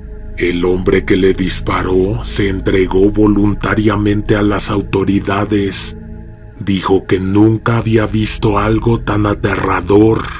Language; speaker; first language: Spanish; native; Spanish